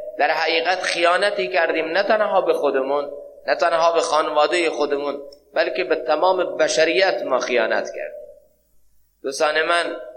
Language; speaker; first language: Persian; non-native, local second language; Central Kurdish